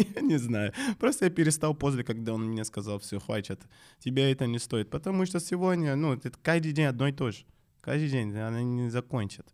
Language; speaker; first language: Russian; non-native, fluent; Portuguese